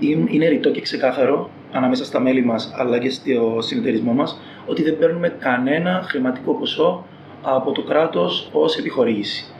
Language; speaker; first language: Greek; native; Greek